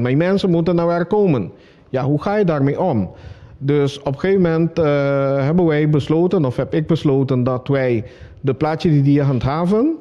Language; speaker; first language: Dutch; non-native, local second language; Papiamento